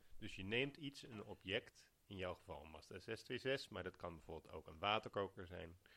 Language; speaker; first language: Dutch; native; Dutch